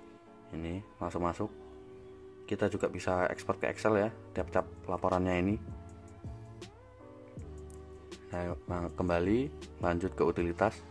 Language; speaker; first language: Indonesian; native; Indonesian